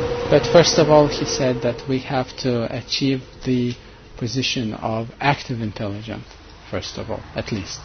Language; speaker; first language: English; non-native, fluent; Lithuanian